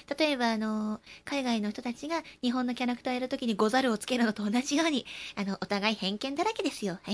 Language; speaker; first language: Japanese; early bilingual, other home language; Chinese